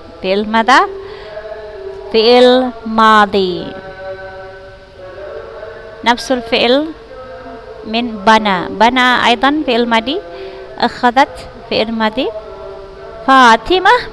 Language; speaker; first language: Arabic; non-native, fluent; Indonesian